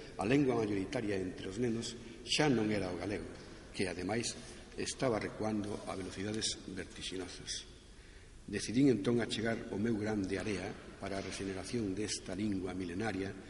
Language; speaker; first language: Galician; non-native, local second language; Spanish